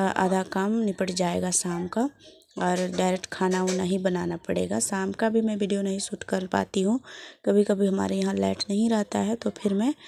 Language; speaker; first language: Hindi; native; Hindi